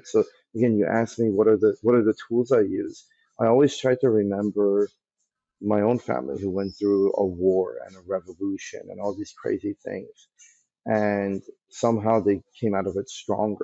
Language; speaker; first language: English; early bilingual, other home language; Persian